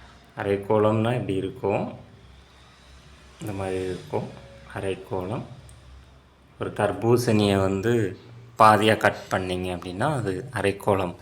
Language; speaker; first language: Tamil; native; Tamil